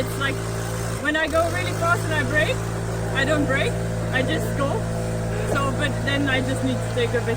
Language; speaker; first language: English; non-native, learner; French